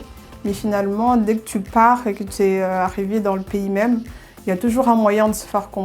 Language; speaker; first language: French; native; French